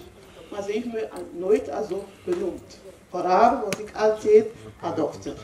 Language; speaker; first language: Dutch; non-native, fluent; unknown